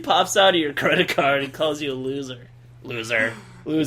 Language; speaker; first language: English; native; English